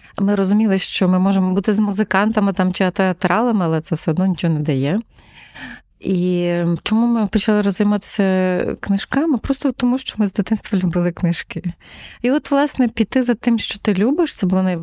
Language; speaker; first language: Ukrainian; native; Ukrainian